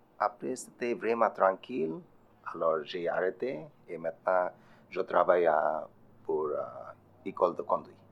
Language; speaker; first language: French; non-native, learner; Bangla